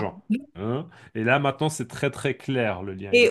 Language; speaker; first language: French; native; French